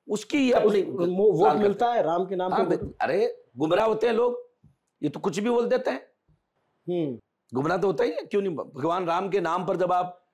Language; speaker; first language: Hindi; native; Hindi